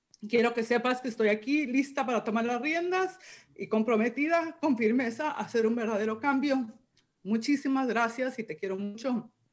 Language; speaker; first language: Spanish; native; Spanish